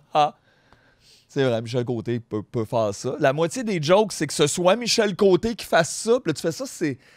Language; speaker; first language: French; native; French